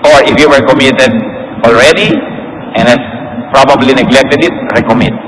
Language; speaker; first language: English; non-native, local second language; Filipino